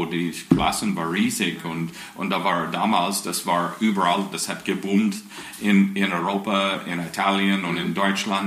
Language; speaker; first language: German; non-native, fluent; English